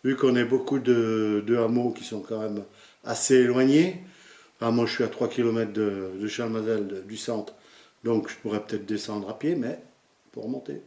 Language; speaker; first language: French; native; French